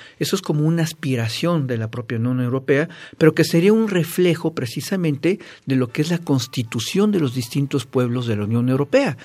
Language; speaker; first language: Spanish; native; Spanish